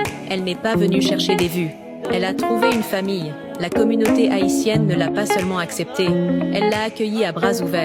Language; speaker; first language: French; non-native, local second language; Haitian Creole